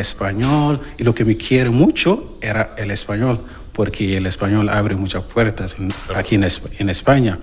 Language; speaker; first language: Spanish; non-native, fluent; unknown